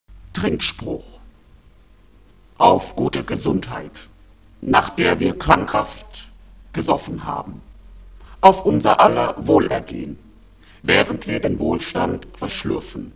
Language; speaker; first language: German; native; German